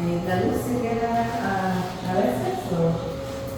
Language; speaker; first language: Spanish; non-native, learner; English